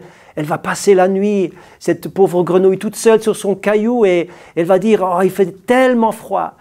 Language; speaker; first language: French; native; French